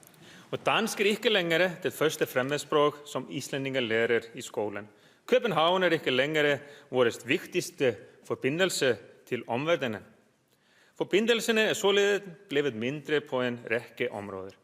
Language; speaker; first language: Danish; non-native, fluent; Icelandic